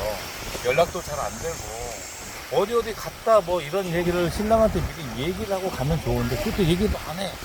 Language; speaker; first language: Korean; native; Korean